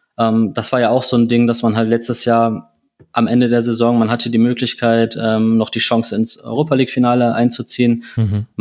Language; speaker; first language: German; native; German